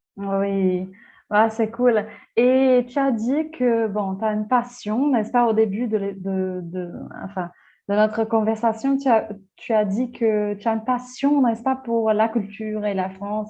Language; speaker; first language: French; non-native, fluent; Portuguese